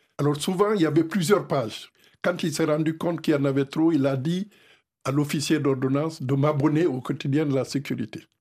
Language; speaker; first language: French; non-native, local second language; Fula